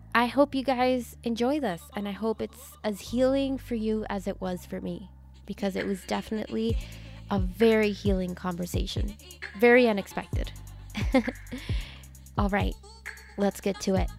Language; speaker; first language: English; early bilingual, other home language; Spanish